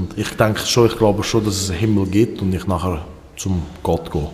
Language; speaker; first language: German; early bilingual, other home language; Albanian